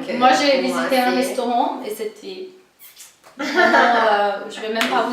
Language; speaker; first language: French; non-native, fluent; Portuguese